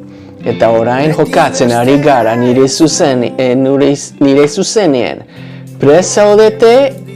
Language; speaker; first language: Basque; non-native, learner; English